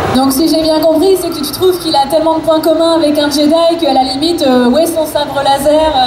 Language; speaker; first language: French; native; French